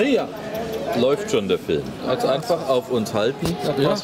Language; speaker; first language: German; native; German